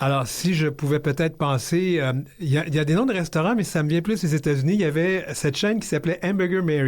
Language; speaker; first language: French; native; French